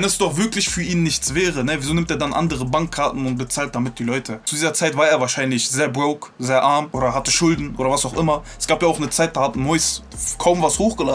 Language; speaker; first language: German; native; German